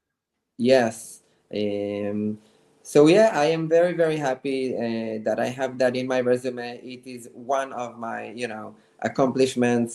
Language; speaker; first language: English; non-native, fluent; Hebrew